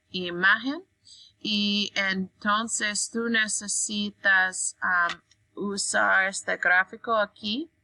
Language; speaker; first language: Spanish; non-native, learner; English